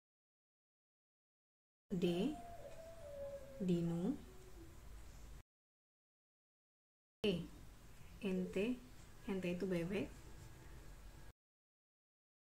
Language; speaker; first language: Indonesian; native; Indonesian